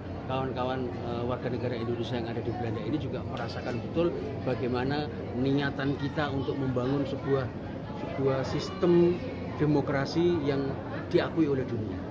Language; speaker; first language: Indonesian; native; Indonesian